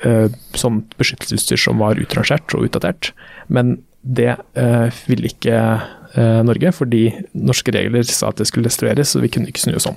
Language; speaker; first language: Norwegian; native; Norwegian